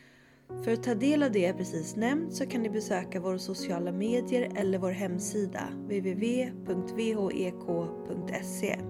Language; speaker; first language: Swedish; native; Swedish